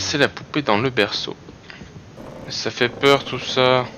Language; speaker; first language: French; native; French